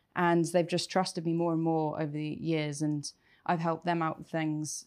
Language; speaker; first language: English; native; English